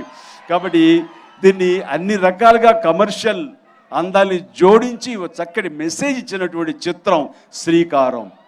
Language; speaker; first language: Telugu; native; Telugu